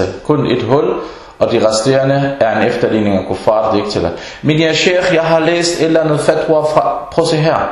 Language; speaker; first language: Danish; early bilingual, other home language; Arabic